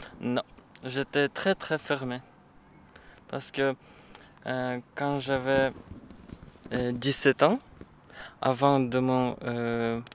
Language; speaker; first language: French; non-native, learner; Ukrainian